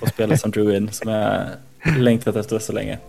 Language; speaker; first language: Swedish; native; Swedish